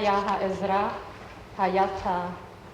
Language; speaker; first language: Hebrew; non-native, fluent; German